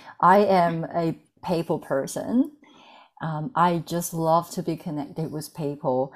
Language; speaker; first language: English; non-native, fluent; Chinese